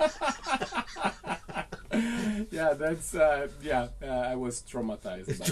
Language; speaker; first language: English; non-native, fluent; Italian